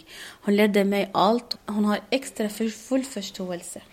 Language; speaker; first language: Swedish; non-native, learner; Arabic